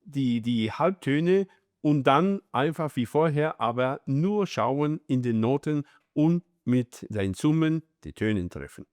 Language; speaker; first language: German; non-native, fluent; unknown